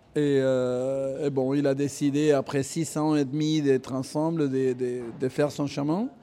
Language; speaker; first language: French; non-native, fluent; Spanish